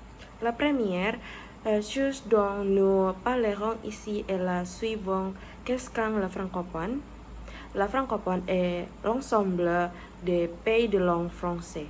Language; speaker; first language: French; non-native, learner; Indonesian